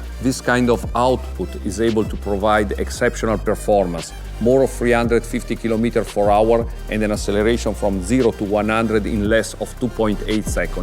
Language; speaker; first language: English; non-native, fluent; Italian